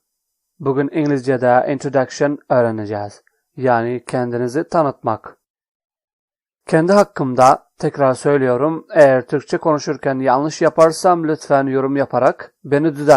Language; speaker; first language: Turkish; non-native, fluent; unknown